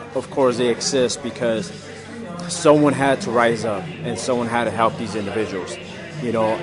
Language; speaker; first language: English; early bilingual, other home language; Spanish